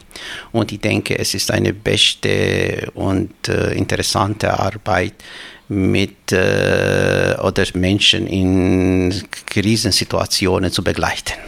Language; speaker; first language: German; non-native, fluent; Albanian